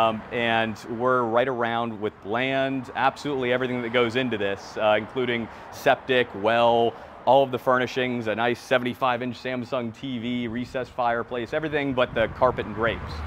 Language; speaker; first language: English; native; English